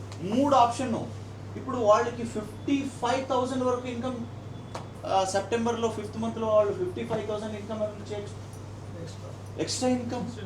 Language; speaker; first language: Telugu; non-native, learner; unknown